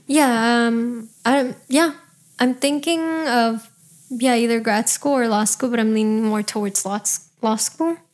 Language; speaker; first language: English; early bilingual, other home language; Spanish